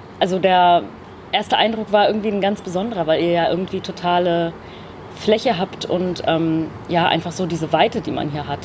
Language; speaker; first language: German; native; German